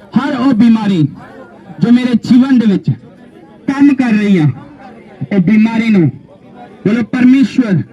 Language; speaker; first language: Hindi; non-native, local second language; Punjabi